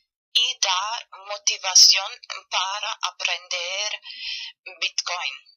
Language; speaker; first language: Spanish; non-native, fluent; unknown